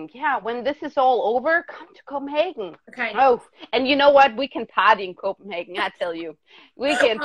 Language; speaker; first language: English; non-native, fluent; Danish